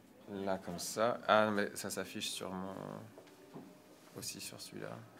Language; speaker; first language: French; native; French